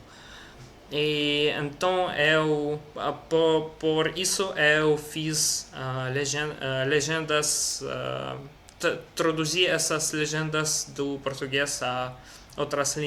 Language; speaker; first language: Portuguese; non-native, learner; Russian